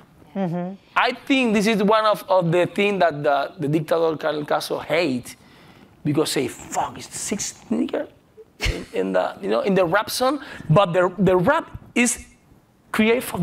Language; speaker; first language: English; non-native, learner; Spanish